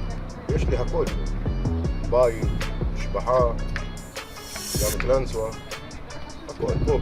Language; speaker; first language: Hebrew; non-native, local second language; Arabic